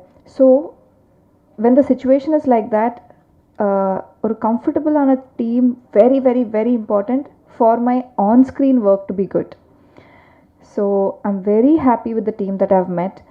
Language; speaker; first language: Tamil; non-native, learner; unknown